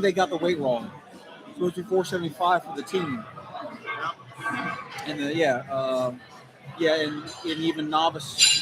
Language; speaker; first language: English; native; English